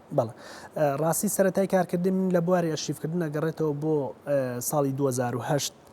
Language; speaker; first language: Central Kurdish; native; Central Kurdish